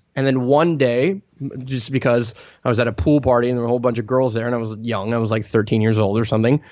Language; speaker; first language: English; non-native, fluent; Italian